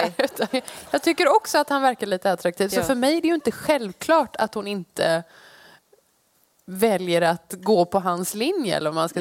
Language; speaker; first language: Swedish; native; Swedish